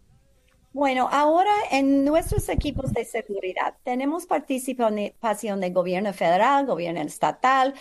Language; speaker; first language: Spanish; non-native, fluent; English